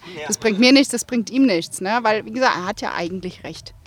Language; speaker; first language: German; native; German